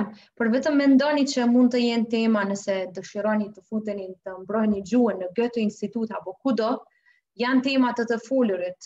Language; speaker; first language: German; non-native, fluent; Albanian